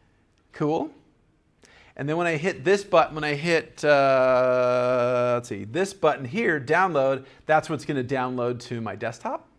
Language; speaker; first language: English; native; English